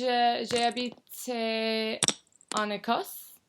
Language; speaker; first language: French; non-native, learner; English